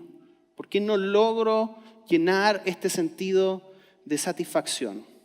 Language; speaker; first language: Spanish; native; Spanish